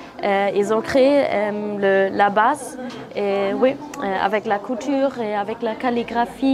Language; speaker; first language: French; non-native, fluent; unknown